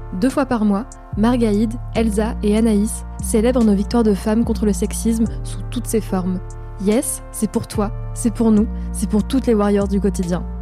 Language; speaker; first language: French; early bilingual, other home language; Arabic